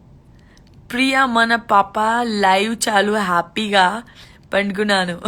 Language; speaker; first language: Telugu; non-native, local second language; Gujarati